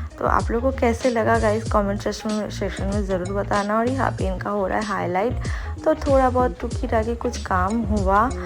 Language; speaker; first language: Hindi; non-native, local second language; Bangla